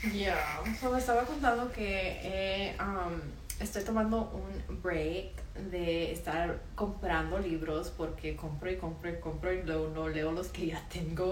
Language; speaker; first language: Spanish; early bilingual, heritage; Spanish